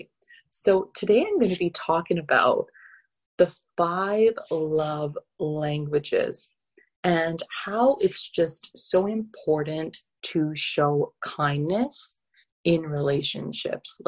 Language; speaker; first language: English; native; English